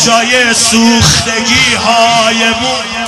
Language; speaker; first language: Persian; native; Persian